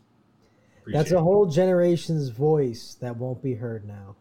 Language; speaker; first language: English; native; English